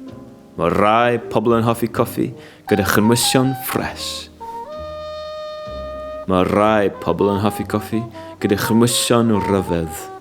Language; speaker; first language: Welsh; non-native, learner; English